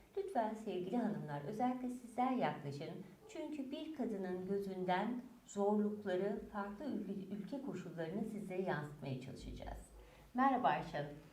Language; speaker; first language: Turkish; native; Turkish